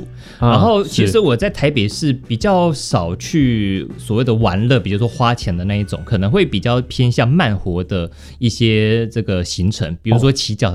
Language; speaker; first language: Chinese; native; Chinese